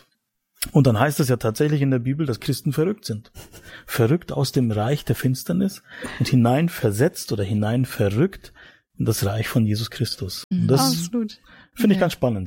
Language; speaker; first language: German; native; German